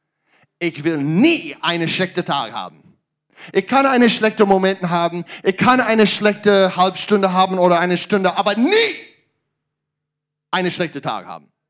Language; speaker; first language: German; non-native, learner; English